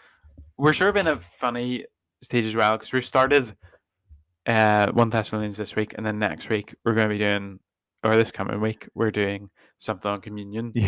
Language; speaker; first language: English; native; English